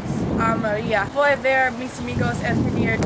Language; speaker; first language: Spanish; non-native, learner; English